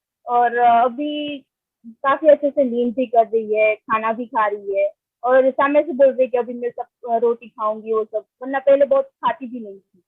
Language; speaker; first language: Hindi; non-native, local second language; Gujarati